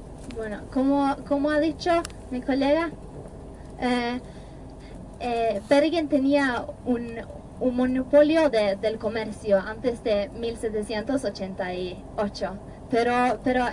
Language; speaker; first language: Spanish; non-native, fluent; Norwegian